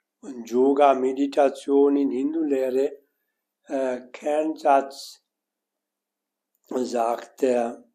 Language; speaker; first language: German; non-native, learner; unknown